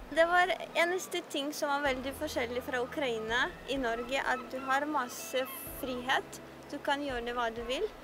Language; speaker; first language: Norwegian; non-native, fluent; Ukrainian